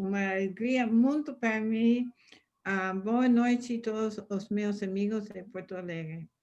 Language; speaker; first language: Portuguese; non-native, fluent; English